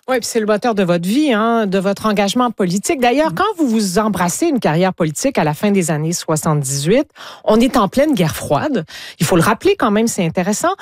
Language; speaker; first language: French; native; French